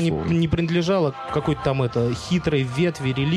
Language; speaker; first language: Russian; native; Russian